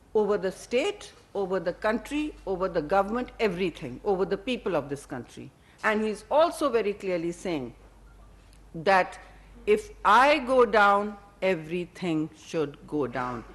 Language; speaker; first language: English; non-native, local second language; Urdu